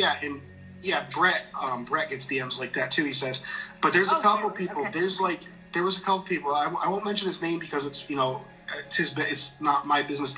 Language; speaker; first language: English; native; English